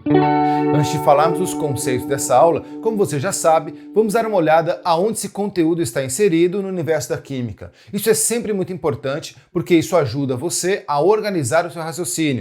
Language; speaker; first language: Portuguese; native; Portuguese